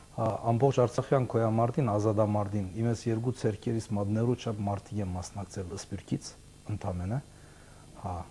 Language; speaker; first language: Armenian; early bilingual, heritage; Armenian